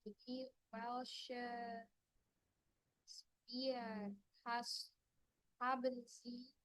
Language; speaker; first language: German; non-native, learner; Indonesian